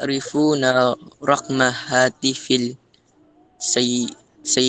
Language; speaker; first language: Arabic; non-native, learner; Filipino